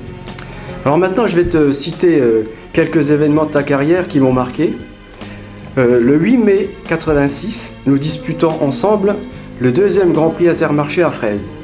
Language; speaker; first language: French; native; French